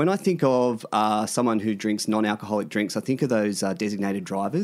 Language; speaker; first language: English; native; English